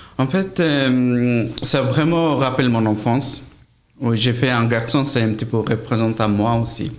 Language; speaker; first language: French; non-native, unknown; Bangla